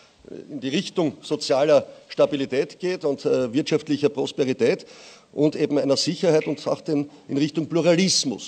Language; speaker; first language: German; native; German